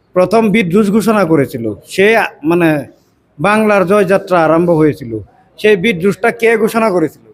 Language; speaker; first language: Bangla; non-native, local second language; Assamese